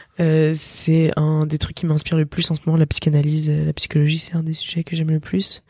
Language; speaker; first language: French; native; French